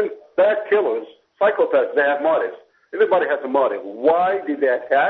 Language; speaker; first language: English; non-native, fluent; Berber languages